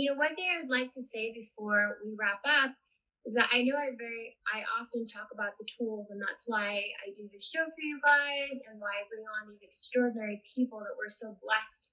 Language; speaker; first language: English; native; English